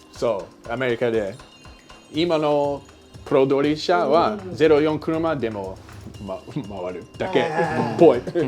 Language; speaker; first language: Japanese; non-native, learner; English